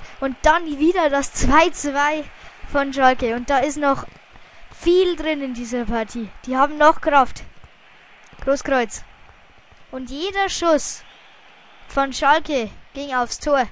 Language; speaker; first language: German; native; German